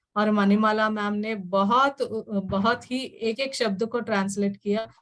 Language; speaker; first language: Hindi; non-native, local second language; Telugu